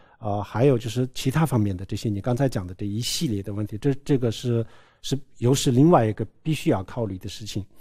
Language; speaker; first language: Chinese; non-native, local second language; Tibetan